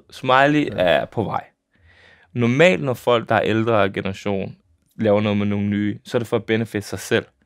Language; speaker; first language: Danish; early bilingual, other home language; Serbian